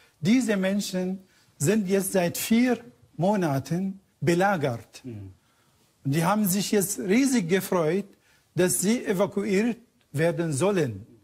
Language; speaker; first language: German; non-native, fluent; Arabic